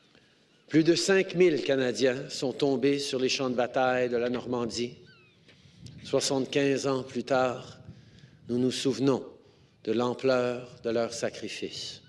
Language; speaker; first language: French; native; French